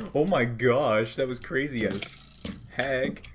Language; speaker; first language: English; native; English